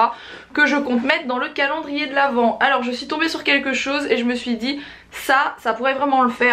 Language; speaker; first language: French; native; French